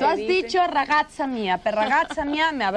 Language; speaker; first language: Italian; non-native, learner; Spanish